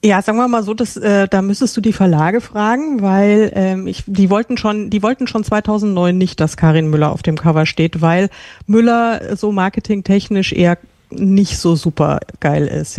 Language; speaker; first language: German; native; German